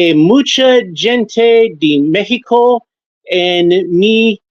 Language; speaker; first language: Spanish; non-native, learner; English